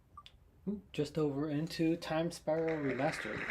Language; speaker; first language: English; native; English